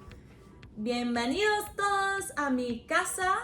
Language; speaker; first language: Spanish; non-native, fluent; English